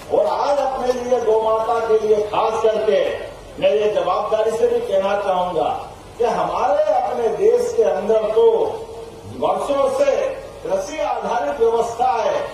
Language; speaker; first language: Hindi; native; Hindi